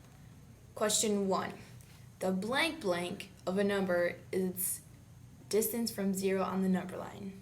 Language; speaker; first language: English; native; English